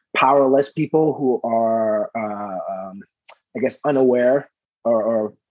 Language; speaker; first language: English; early bilingual, other home language; Persian